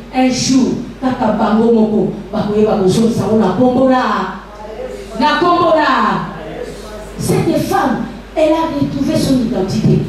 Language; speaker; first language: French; non-native, local second language; Lingala